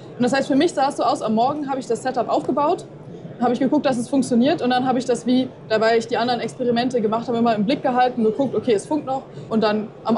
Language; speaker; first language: German; native; German